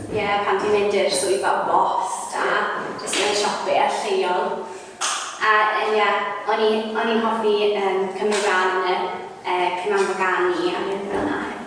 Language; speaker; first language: Welsh; non-native, fluent; English